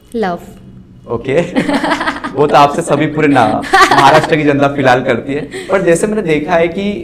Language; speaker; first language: Hindi; non-native, local second language; Marathi